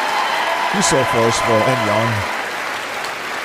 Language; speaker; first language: English; native; English